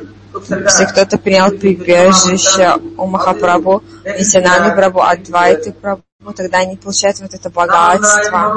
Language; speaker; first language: Russian; non-native, fluent; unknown